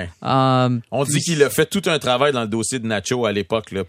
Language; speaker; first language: French; native; French